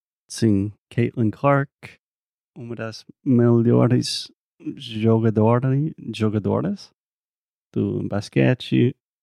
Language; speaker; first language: Portuguese; non-native, fluent; English